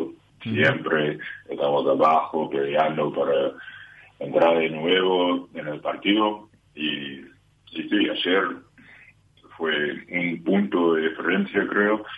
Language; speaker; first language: Spanish; non-native, learner; English